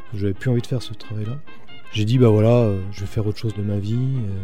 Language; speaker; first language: French; native; French